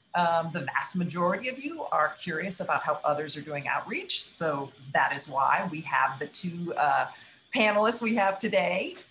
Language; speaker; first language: English; native; English